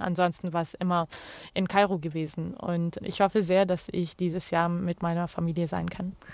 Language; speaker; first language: German; non-native, fluent; Arabic